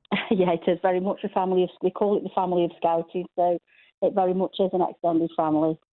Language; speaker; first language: English; native; English